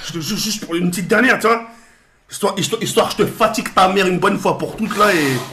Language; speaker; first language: French; native; French